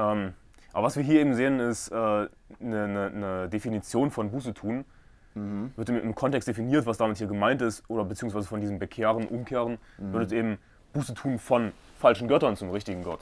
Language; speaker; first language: German; native; German